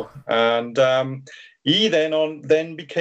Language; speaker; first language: English; native; English